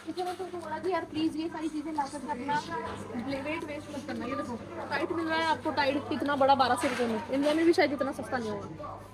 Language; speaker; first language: Hindi; non-native, local second language; Marathi